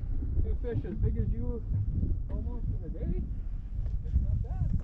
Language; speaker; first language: English; native; English